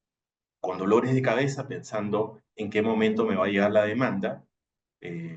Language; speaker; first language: Spanish; native; Spanish